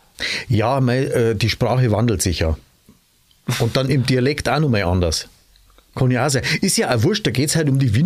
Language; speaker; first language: German; native; German